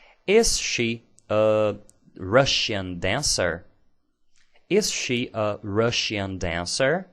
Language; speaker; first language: English; non-native, fluent; Portuguese